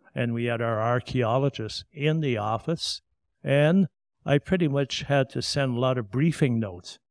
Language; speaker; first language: English; non-native, fluent; French